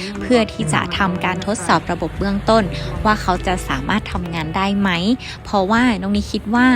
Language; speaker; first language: Thai; native; Thai